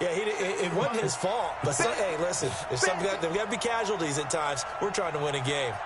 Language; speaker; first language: English; native; English